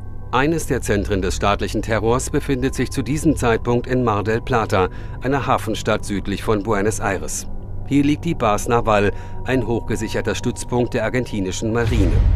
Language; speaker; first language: German; native; German